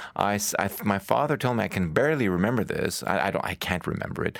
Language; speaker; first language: English; native; English